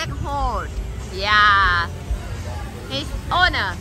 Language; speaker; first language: English; non-native, learner; Thai